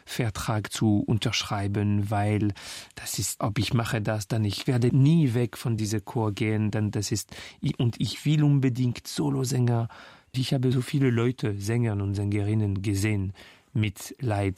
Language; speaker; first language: German; non-native, fluent; French